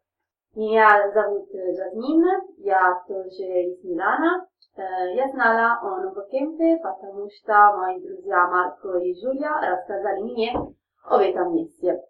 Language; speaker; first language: Russian; non-native, learner; Italian